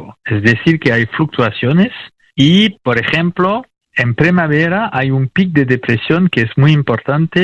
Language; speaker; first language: Spanish; non-native, fluent; French